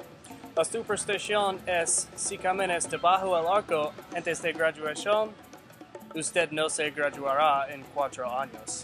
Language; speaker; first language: Spanish; non-native, learner; English